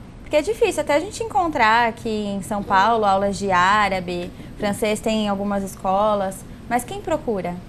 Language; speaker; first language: Portuguese; native; Portuguese